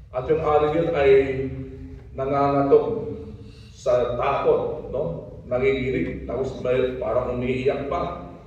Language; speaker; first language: Filipino; non-native, local second language; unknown